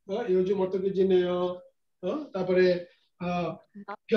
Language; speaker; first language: Korean; non-native, learner; Bangla